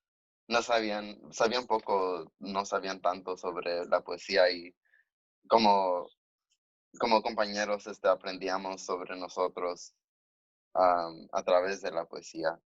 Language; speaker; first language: Spanish; early bilingual, heritage; Spanish